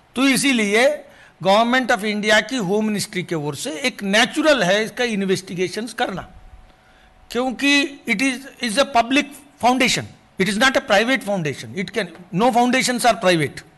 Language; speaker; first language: Hindi; non-native, local second language; Telugu